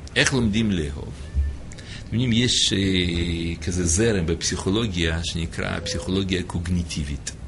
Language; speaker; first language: Hebrew; non-native, fluent; English